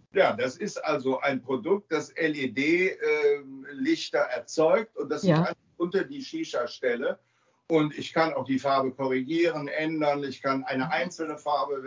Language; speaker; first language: German; native; German